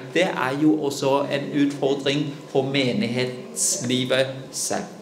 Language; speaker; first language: Norwegian; non-native, fluent; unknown